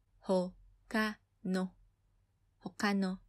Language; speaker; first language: Japanese; non-native, fluent; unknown